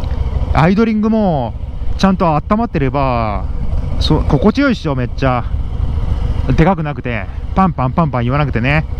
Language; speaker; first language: Japanese; native; Japanese